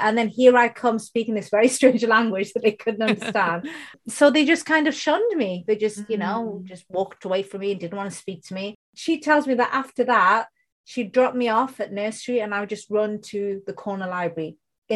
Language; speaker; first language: English; non-native, local second language; Bangla